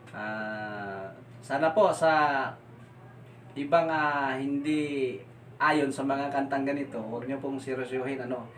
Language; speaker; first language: Filipino; non-native, local second language; Cebuano